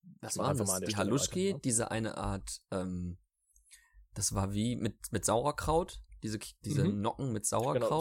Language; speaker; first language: German; native; German